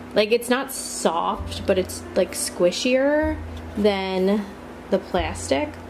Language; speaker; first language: English; native; English